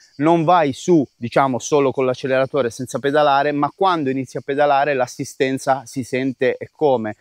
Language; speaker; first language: Italian; native; Italian